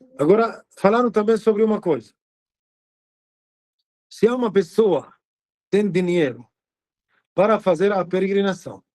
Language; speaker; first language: Portuguese; non-native, fluent; Arabic